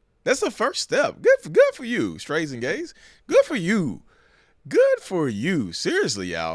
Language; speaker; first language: English; native; English